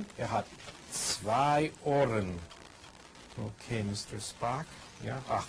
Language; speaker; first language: German; non-native, fluent; English